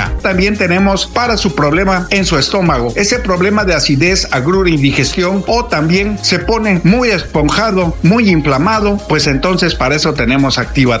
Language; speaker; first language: Spanish; native; Spanish